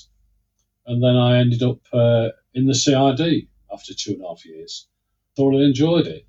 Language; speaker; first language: English; native; English